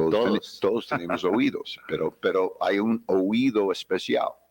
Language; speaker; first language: Spanish; non-native, fluent; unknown